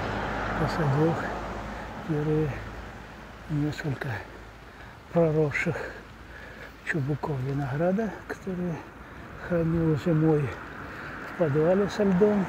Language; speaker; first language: Russian; native; Russian